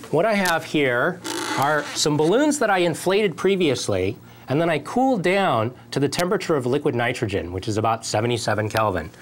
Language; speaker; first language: English; native; English